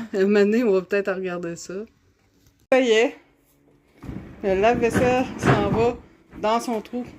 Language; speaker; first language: French; native; French